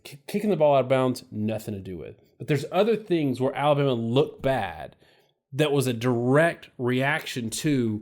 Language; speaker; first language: English; native; English